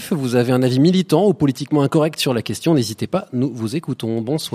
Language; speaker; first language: French; native; French